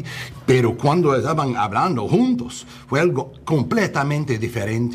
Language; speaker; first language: Spanish; non-native, learner; English